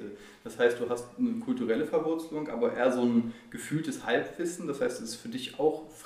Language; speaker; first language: German; native; German